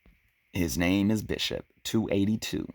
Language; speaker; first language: English; native; English